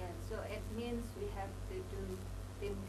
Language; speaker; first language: English; non-native, learner; Indonesian